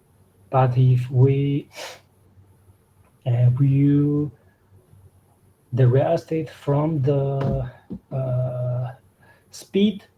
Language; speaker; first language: English; non-native, learner; Chinese